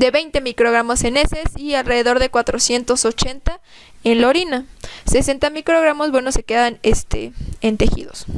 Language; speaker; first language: Spanish; native; Spanish